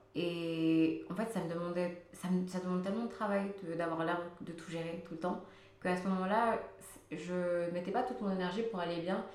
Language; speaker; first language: French; early bilingual, other home language; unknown